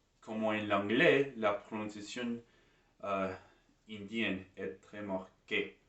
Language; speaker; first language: French; non-native, learner; English